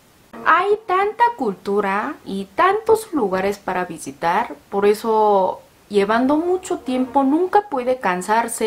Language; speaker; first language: Spanish; non-native, learner; Korean